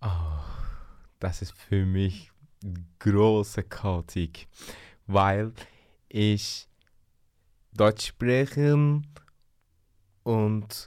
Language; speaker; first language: German; non-native, learner; Turkish